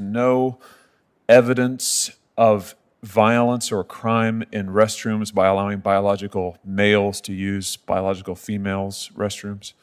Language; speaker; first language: English; native; English